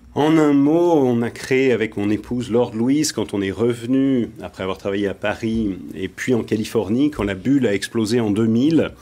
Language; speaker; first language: French; native; French